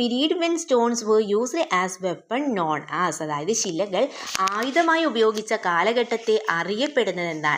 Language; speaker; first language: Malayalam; native; Malayalam